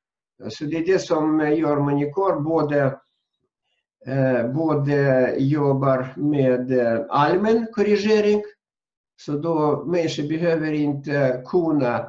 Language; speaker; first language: Swedish; non-native, fluent; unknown